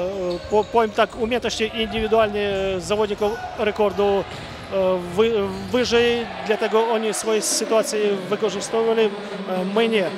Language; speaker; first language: Polish; non-native, fluent; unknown